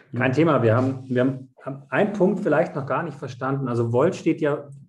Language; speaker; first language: German; non-native, fluent; French